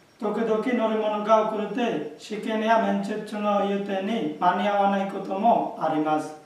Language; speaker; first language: Japanese; non-native, learner; Bangla